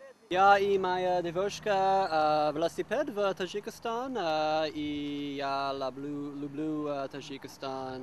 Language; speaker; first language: Russian; non-native, learner; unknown